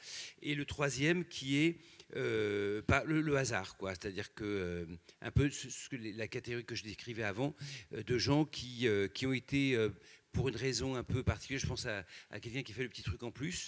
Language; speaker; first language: French; native; French